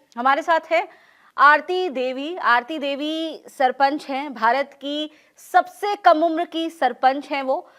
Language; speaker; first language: Hindi; native; Hindi